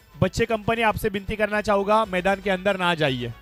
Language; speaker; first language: Hindi; non-native, local second language; Marathi